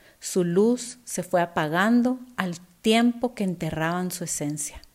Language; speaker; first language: Spanish; native; Spanish